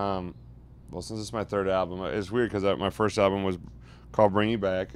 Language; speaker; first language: English; native; English